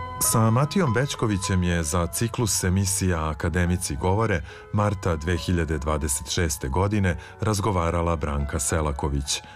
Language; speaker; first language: Serbian; native; Serbian